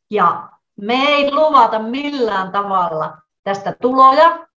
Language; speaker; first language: Finnish; native; Finnish